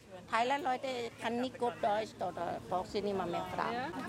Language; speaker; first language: German; non-native, learner; Thai